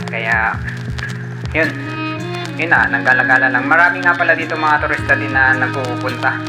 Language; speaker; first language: Filipino; native; Filipino